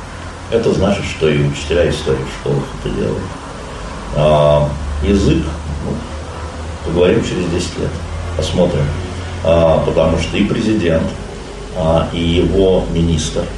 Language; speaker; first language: Russian; native; Russian